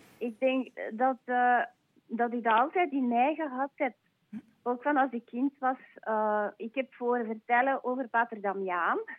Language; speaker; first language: Dutch; non-native, local second language; French